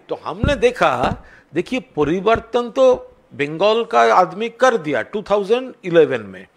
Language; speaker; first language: Hindi; non-native, local second language; Bangla